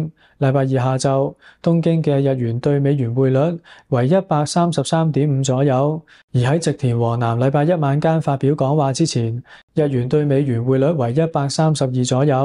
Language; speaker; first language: Cantonese; native; Cantonese